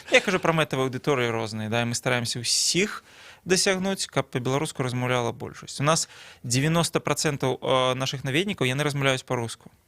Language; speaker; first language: Belarusian; non-native, local second language; Russian